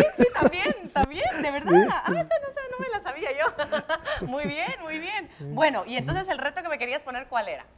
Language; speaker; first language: Spanish; native; Spanish